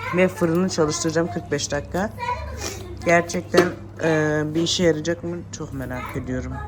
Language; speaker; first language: Turkish; early bilingual, heritage; Turkish